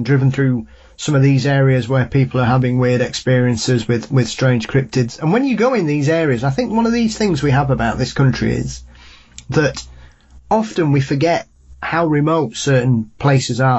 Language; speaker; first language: English; native; English